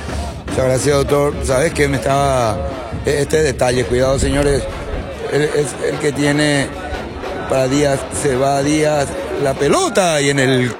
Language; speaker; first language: Spanish; native; Spanish